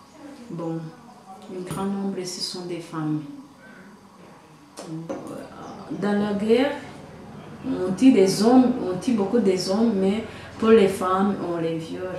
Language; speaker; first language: French; non-native, local second language; Kinyarwanda